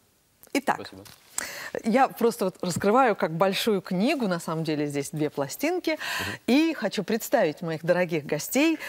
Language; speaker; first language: Russian; native; Russian